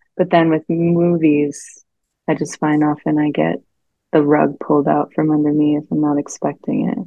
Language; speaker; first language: English; native; English